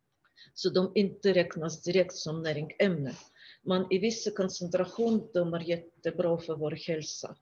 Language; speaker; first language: Swedish; non-native, fluent; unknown